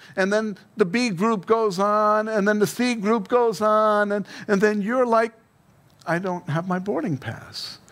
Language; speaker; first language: English; native; English